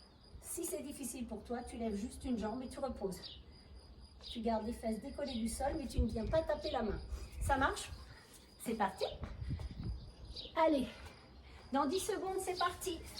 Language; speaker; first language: French; native; French